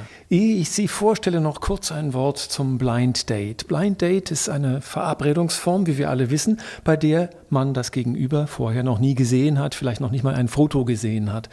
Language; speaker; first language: German; native; German